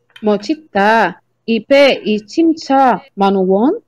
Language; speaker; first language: Korean; non-native, learner; Spanish